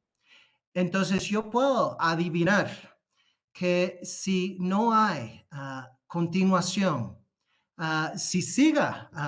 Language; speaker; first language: Spanish; non-native, fluent; English